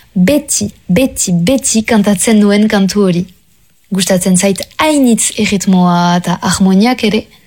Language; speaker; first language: Basque; non-native, local second language; French